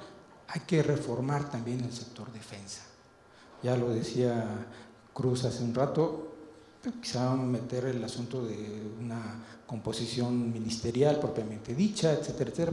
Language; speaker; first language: Spanish; native; Spanish